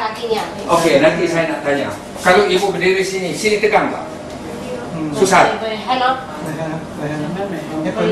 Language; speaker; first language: Indonesian; non-native, fluent; Malay